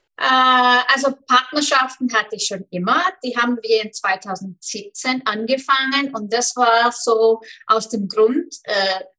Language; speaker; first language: German; non-native, fluent; Icelandic